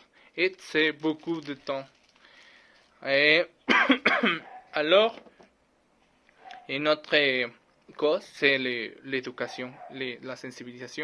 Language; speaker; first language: French; non-native, learner; Spanish